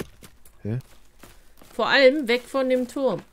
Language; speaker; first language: German; native; German